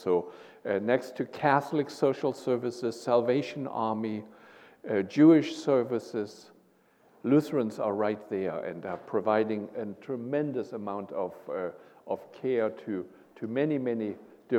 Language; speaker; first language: English; non-native, fluent; German